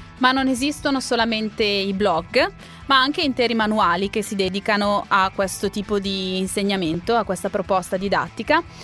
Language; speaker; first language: Italian; native; Italian